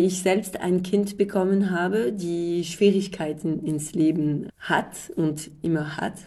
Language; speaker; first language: German; non-native, fluent; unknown